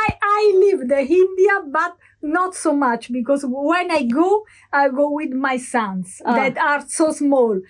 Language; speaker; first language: English; non-native, learner; Italian